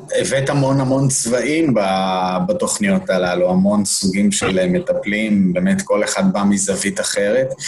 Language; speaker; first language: Hebrew; native; Hebrew